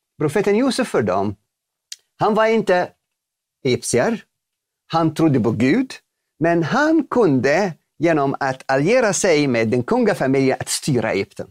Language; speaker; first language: Swedish; non-native, fluent; Arabic